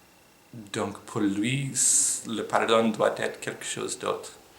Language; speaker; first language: French; non-native, fluent; English